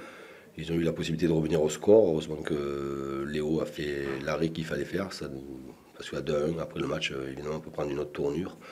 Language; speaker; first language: French; native; French